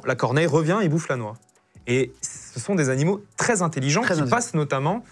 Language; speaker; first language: French; native; French